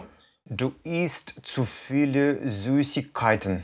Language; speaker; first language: German; non-native, learner; Russian